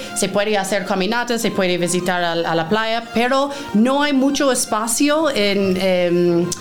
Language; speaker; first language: Spanish; non-native, fluent; English